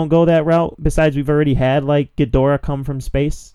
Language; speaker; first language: English; native; English